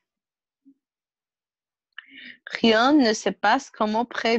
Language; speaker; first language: French; non-native, learner; Portuguese